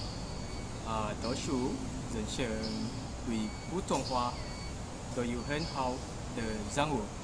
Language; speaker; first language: Chinese; non-native, learner; Malay